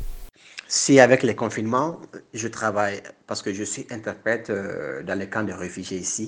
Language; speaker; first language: French; non-native, local second language; Bambara